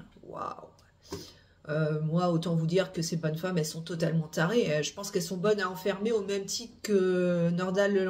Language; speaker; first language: French; native; French